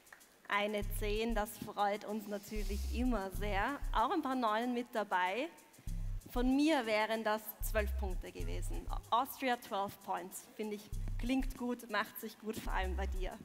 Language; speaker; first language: German; native; German